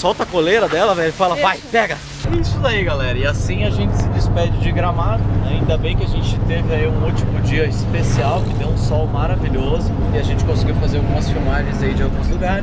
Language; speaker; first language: Portuguese; native; Portuguese